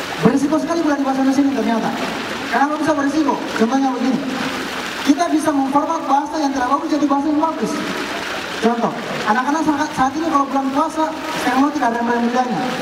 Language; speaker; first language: Indonesian; non-native, local second language; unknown